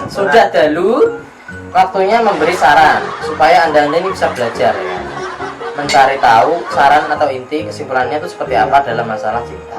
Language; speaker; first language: Indonesian; non-native, local second language; Javanese